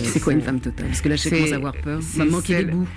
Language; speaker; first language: French; native; French